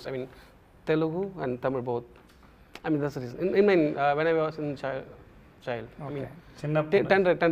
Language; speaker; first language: Telugu; non-native, local second language; Tamil